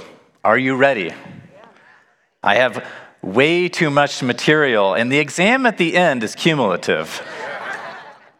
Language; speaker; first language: English; native; English